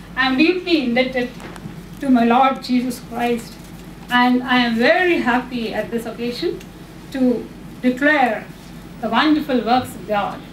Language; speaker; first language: English; non-native, local second language; Telugu